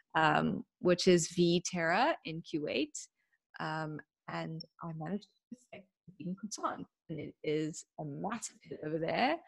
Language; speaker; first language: English; native; English